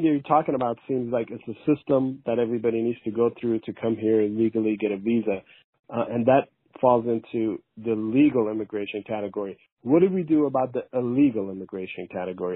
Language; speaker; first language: English; early bilingual, other home language; Persian